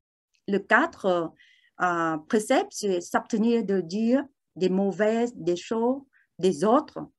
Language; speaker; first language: French; non-native, learner; Vietnamese